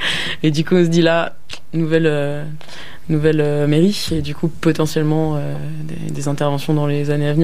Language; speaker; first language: French; native; French